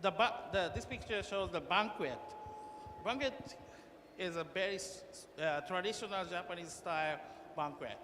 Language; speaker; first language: English; non-native, learner; Japanese